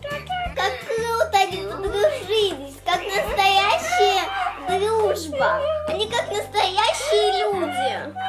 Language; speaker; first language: Russian; early bilingual, heritage; Russian